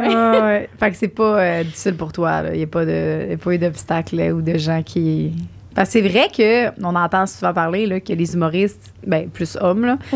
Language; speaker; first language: French; native; French